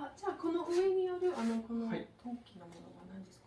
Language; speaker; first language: Japanese; non-native, fluent; English